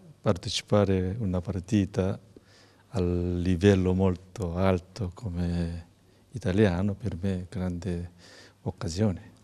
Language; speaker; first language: Italian; non-native, learner; Korean